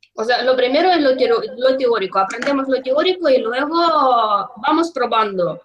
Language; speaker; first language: Spanish; non-native, fluent; Russian